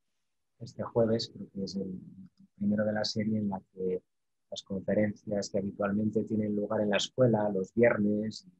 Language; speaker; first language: Spanish; native; Spanish